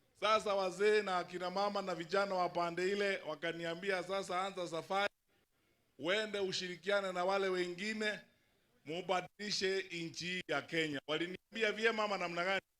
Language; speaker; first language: Swahili; non-native, local second language; Luyia